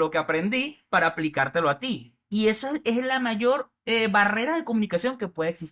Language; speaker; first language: Spanish; native; Spanish